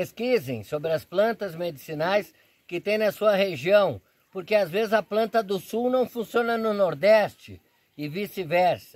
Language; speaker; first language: Spanish; non-native, learner; Portuguese